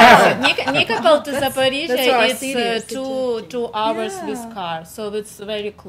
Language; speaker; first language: English; non-native, learner; Ukrainian